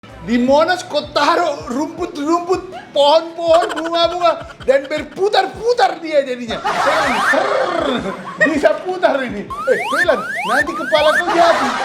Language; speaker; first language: Indonesian; native; Indonesian